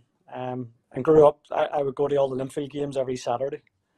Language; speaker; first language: English; native; English